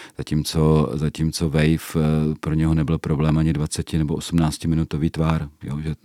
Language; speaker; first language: Czech; native; Czech